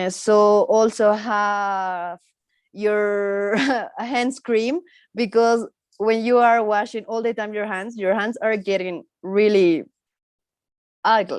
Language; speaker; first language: English; non-native, learner; Spanish